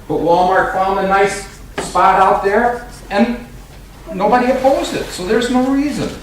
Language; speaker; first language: English; native; English